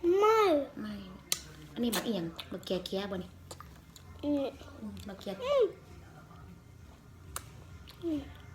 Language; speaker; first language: Thai; native; Thai